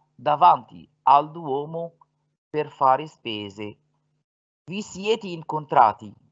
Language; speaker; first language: Italian; non-native, fluent; Arabic